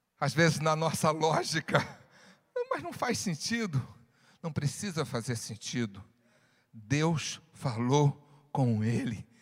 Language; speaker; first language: Portuguese; native; Portuguese